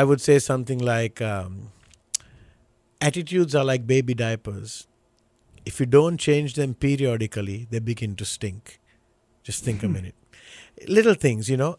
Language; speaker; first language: English; non-native, local second language; Sinhala